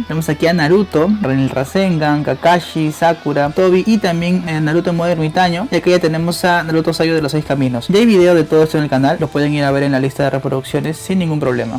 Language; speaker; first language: Spanish; native; Spanish